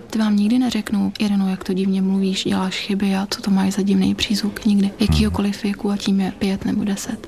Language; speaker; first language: Czech; native; Czech